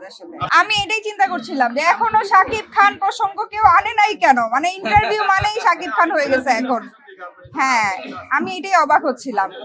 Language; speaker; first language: Bangla; native; Bangla